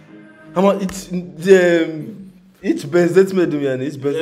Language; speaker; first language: Turkish; early bilingual, heritage; Turkish